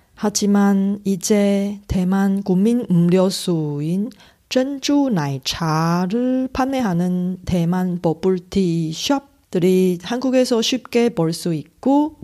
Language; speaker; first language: Korean; non-native, fluent; Chinese